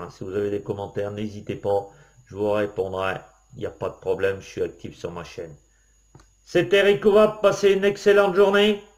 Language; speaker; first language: French; native; French